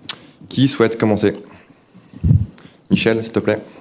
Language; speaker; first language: French; native; French